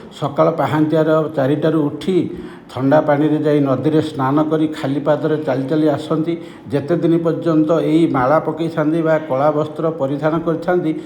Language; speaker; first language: Odia; native; Odia